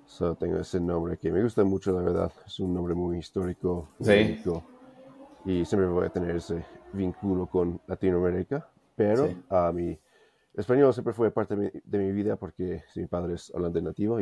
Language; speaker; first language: Spanish; non-native, fluent; English